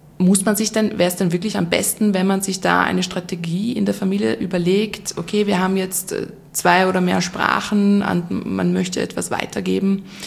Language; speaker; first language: German; native; German